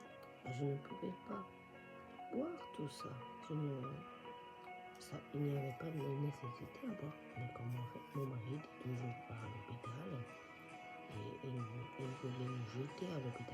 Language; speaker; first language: French; non-native, fluent; Japanese